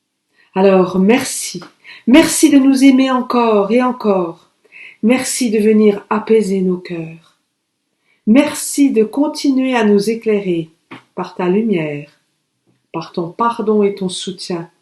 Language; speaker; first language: French; native; French